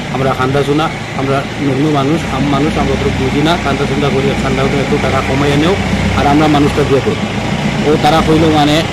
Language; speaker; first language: Bangla; native; Bangla